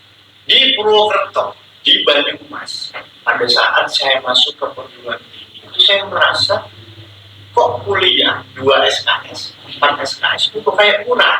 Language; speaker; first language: Indonesian; native; Indonesian